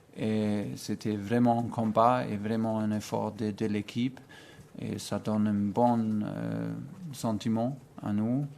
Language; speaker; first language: French; non-native, fluent; German